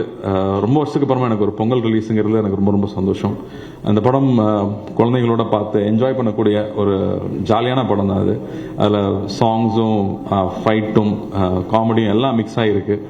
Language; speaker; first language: Tamil; native; Tamil